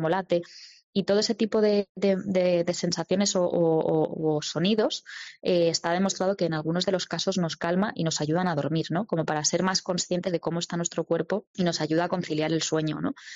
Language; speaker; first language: Spanish; native; Spanish